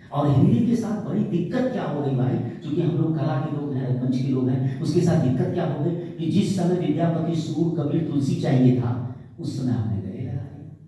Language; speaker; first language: Hindi; native; Hindi